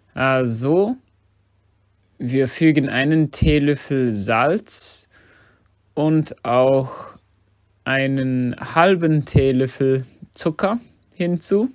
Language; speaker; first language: German; non-native, fluent; English